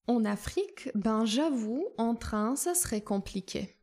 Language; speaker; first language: French; non-native, fluent; Polish